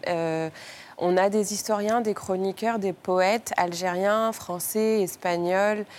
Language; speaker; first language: French; non-native, local second language; Arabic